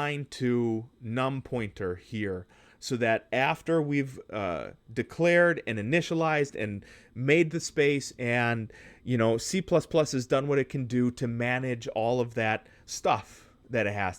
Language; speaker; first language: English; native; English